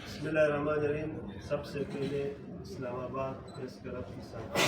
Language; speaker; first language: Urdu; non-native, local second language; Pashto